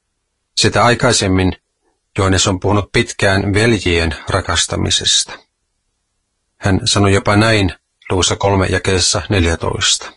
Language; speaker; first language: Finnish; native; Finnish